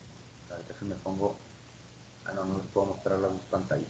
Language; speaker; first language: Spanish; native; Spanish